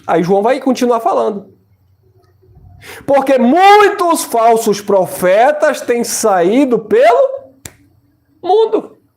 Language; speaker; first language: Portuguese; native; Portuguese